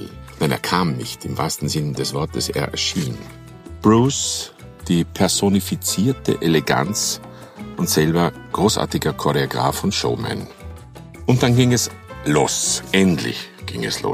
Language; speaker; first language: German; native; German